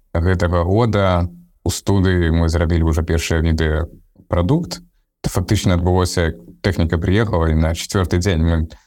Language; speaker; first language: Belarusian; non-native, local second language; Russian